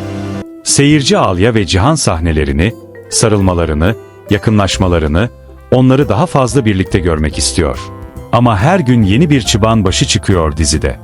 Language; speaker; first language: Turkish; native; Turkish